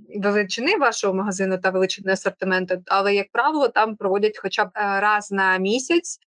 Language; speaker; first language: Ukrainian; non-native, local second language; Russian